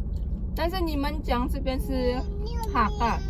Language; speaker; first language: Chinese; non-native, learner; Filipino